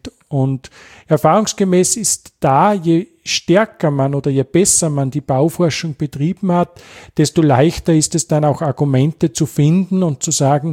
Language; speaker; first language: German; native; German